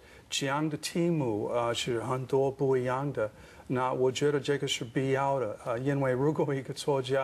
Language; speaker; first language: Chinese; non-native, fluent; English